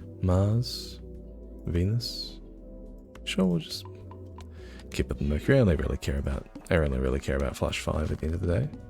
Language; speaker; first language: English; native; English